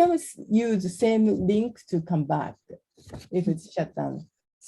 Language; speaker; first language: English; non-native, learner; Japanese